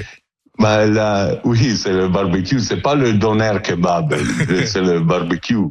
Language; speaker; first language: French; non-native, learner; Italian